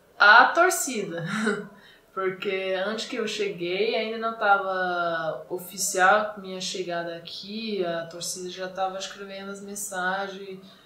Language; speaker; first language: Portuguese; non-native, fluent; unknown